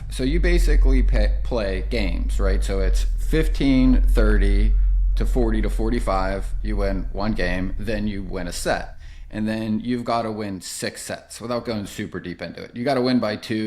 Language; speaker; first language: English; native; English